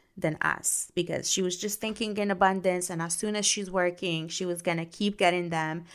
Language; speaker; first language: English; non-native, fluent; Arabic